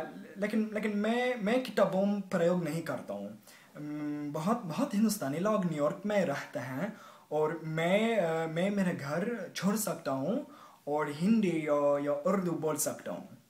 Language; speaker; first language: Hindi; non-native, learner; English